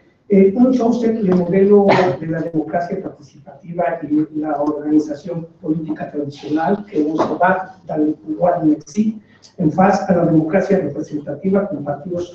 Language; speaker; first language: French; non-native, learner; Spanish